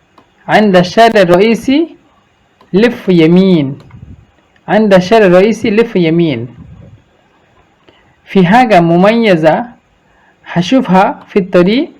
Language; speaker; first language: Arabic; non-native, fluent; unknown